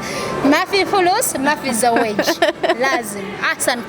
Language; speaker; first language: Arabic; non-native, learner; Ganda